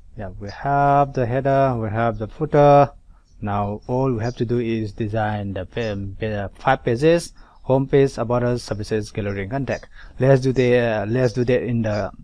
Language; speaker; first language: English; non-native, local second language; Manipuri